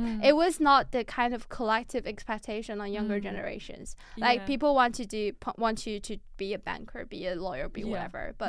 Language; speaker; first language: English; non-native, fluent; Chinese